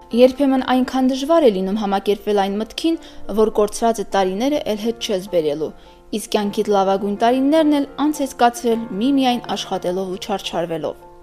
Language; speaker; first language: Armenian; native; Armenian